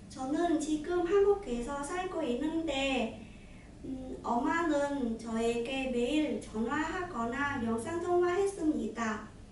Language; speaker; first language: Korean; non-native, learner; Vietnamese